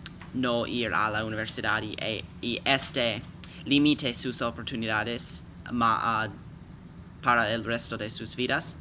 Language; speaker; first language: Spanish; non-native, fluent; English